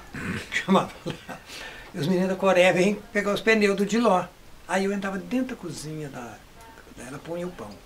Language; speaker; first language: Portuguese; native; Portuguese